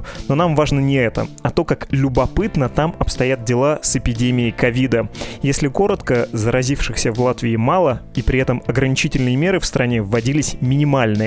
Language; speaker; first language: Russian; native; Russian